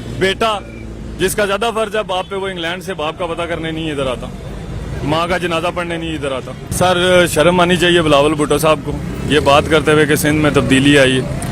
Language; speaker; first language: Urdu; non-native, local second language; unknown